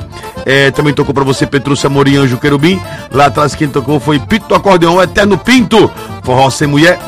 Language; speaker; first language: Portuguese; native; Portuguese